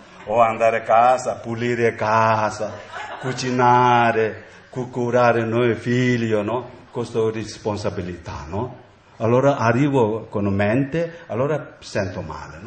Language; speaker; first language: Italian; non-native, learner; Tibetan